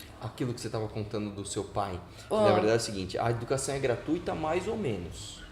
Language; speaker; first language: Portuguese; native; Portuguese